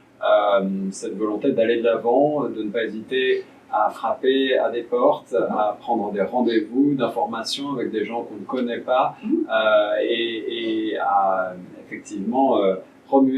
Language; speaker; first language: French; native; French